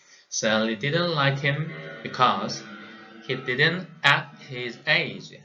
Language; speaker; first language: English; non-native, fluent; Korean